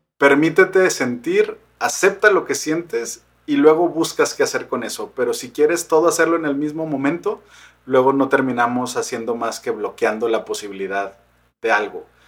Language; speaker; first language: Spanish; native; Spanish